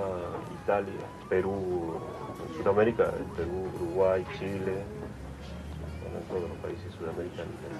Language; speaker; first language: Spanish; non-native, local second language; Quechua